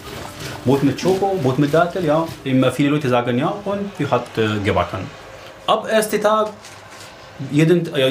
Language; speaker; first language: German; non-native, learner; Arabic